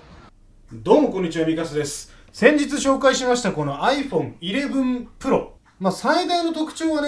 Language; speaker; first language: Japanese; native; Japanese